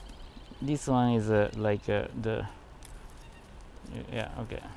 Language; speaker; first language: English; non-native, learner; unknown